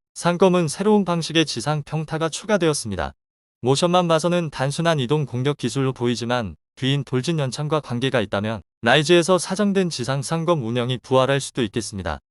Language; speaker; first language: Korean; native; Korean